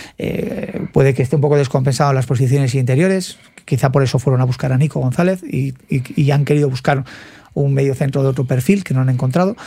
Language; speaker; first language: Spanish; native; Spanish